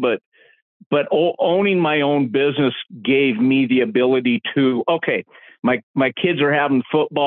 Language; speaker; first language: English; native; English